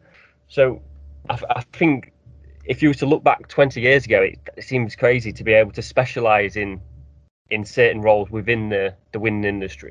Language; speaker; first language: English; native; English